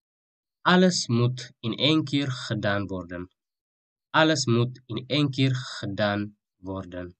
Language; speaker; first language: Dutch; non-native, fluent; Tigrinya